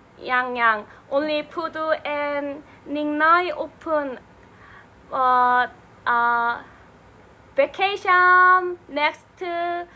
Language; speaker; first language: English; non-native, learner; Korean